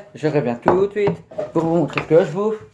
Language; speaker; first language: French; native; French